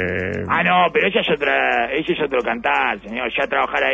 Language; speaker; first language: Spanish; native; Spanish